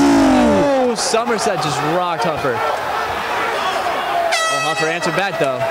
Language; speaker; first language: English; native; English